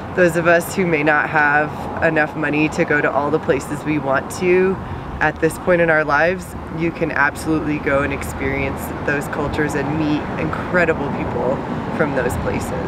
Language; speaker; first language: English; native; English